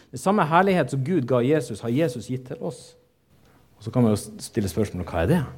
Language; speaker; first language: Norwegian; native; Norwegian